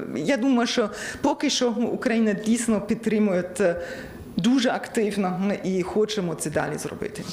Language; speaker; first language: Ukrainian; non-native, learner; German